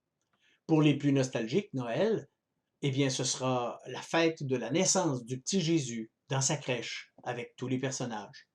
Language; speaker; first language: French; native; French